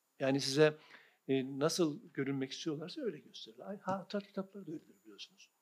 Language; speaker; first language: Turkish; native; Turkish